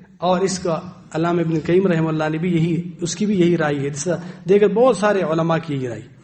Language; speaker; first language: Urdu; non-native, local second language; Pashto